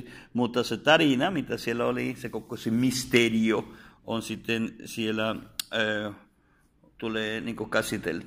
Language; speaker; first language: Finnish; non-native, fluent; Spanish